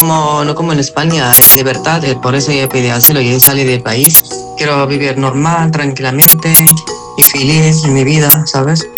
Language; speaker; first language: Spanish; non-native, learner; Arabic